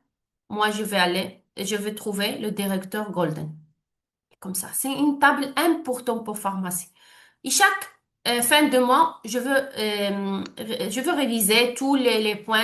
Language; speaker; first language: French; non-native, learner; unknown